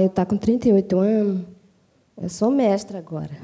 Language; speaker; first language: Portuguese; non-native, local second language; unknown